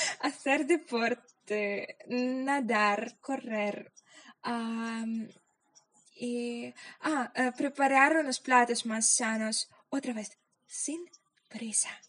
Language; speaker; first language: Spanish; non-native, fluent; Polish